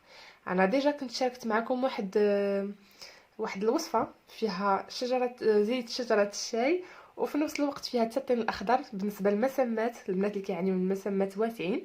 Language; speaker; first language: Arabic; native; Arabic